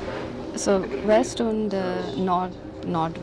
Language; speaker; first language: German; non-native, learner; English